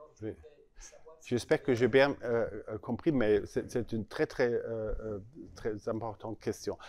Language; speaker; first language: French; non-native, learner; German